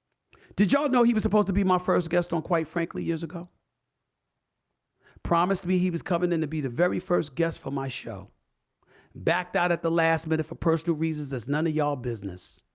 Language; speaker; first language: English; native; English